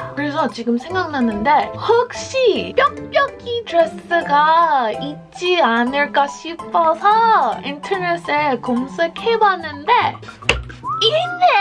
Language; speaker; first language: Korean; non-native, fluent; English